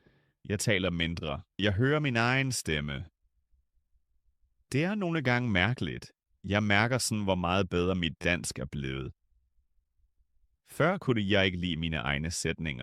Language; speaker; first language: Danish; non-native, fluent; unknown